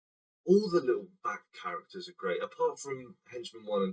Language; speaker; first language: English; native; English